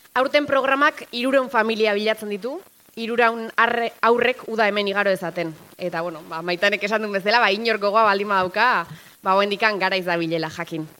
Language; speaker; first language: Basque; native; Basque